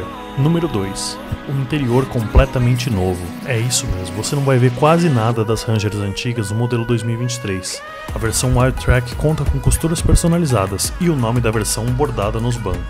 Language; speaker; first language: Portuguese; native; Portuguese